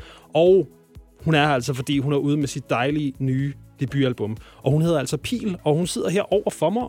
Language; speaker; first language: Danish; native; Danish